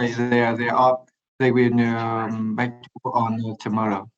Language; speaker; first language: English; non-native, learner; Vietnamese